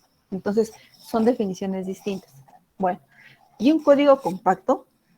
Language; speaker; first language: Spanish; native; Spanish